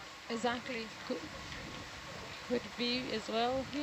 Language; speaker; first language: English; non-native, fluent; Portuguese